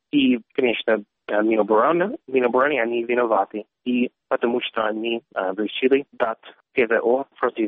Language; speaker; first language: Russian; non-native, learner; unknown